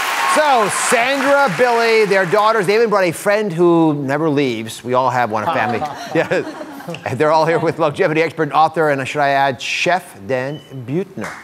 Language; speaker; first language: English; native; English